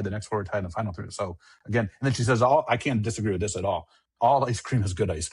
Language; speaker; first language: English; native; English